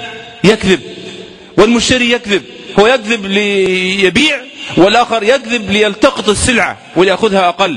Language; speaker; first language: Arabic; native; Arabic